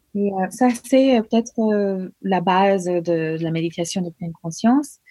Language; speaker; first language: French; non-native, fluent; English